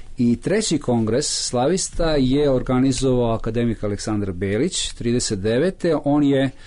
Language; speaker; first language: Serbian; native; Serbian